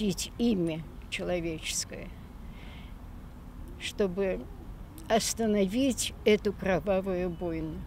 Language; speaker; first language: Russian; native; Russian